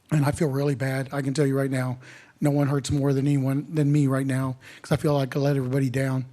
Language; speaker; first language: English; native; English